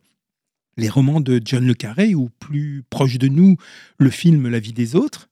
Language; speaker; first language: French; native; French